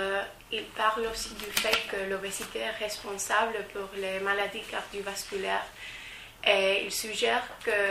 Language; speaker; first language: French; non-native, fluent; English